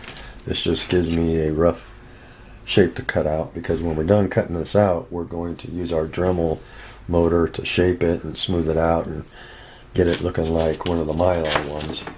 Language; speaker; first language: English; native; English